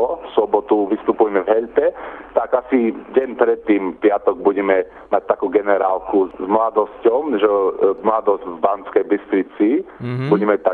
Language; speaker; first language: Slovak; early bilingual, heritage; Slovak